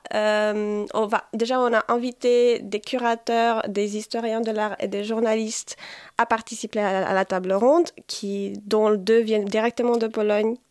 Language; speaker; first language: French; non-native, fluent; Polish